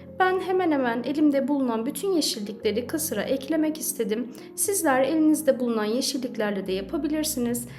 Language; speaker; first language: Turkish; native; Turkish